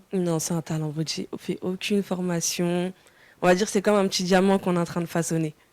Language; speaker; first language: French; early bilingual, other home language; Wolof